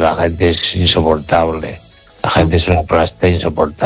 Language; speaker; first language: Spanish; native; Spanish